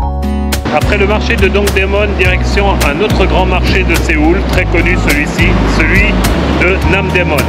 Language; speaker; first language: French; native; French